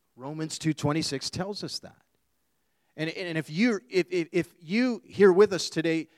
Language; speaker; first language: English; native; English